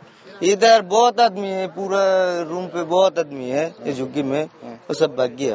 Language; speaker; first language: Hindi; non-native, learner; Bangla